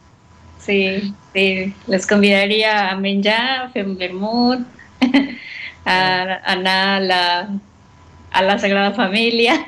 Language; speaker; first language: Catalan; non-native, fluent; Spanish